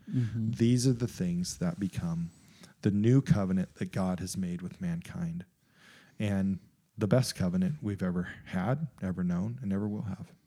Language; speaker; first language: English; native; English